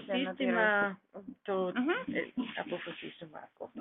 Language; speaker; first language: Greek; non-native, learner; German